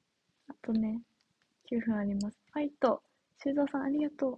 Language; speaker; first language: Japanese; native; Japanese